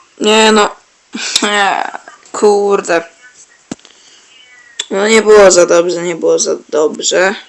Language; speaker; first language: Polish; native; Polish